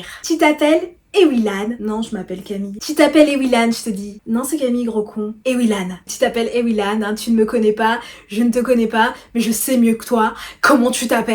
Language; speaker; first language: French; native; French